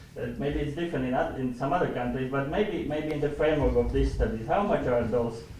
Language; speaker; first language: English; non-native, fluent; Slovak